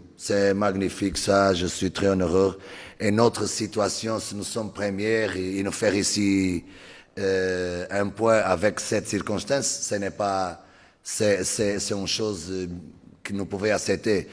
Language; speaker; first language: French; non-native, learner; Portuguese